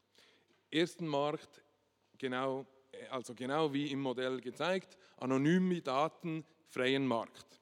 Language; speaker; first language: German; non-native, local second language; French